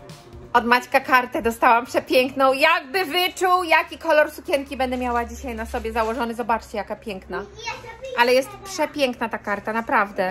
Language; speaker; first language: Polish; native; Polish